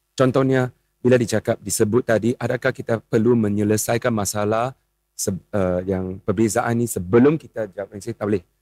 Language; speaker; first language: Malay; non-native, local second language; Chinese